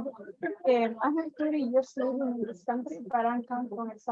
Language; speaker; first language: English; non-native, learner; Spanish